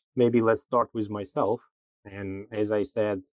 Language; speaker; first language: English; non-native, fluent; Russian